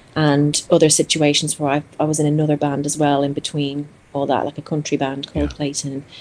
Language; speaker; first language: English; non-native, fluent; Greek